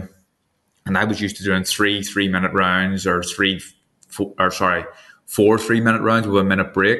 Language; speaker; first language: English; native; English